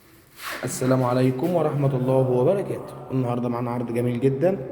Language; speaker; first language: Arabic; native; Arabic